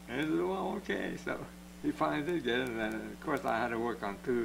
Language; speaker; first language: English; native; English